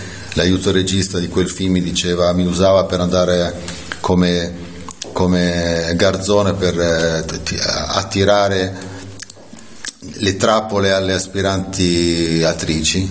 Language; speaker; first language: Italian; native; Italian